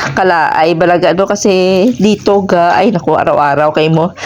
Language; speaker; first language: Filipino; non-native, local second language; Hiligaynon